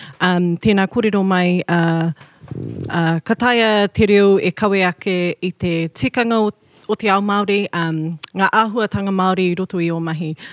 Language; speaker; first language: Māori; non-native, local second language; English